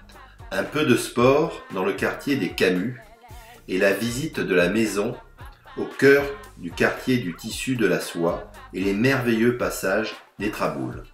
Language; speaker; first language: French; native; French